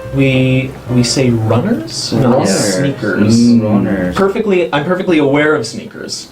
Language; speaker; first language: English; native; English